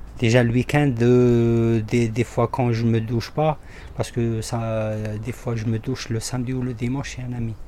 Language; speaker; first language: French; non-native, local second language; Arabic